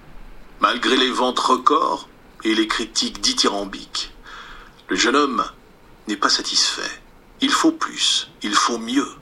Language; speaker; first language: French; native; French